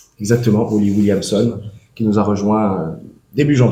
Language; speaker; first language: French; native; French